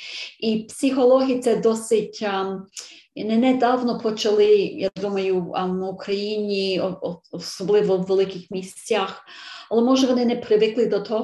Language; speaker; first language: Ukrainian; early bilingual, heritage; Ukrainian